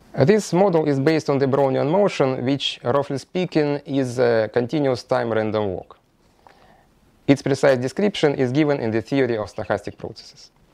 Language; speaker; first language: English; non-native, fluent; Russian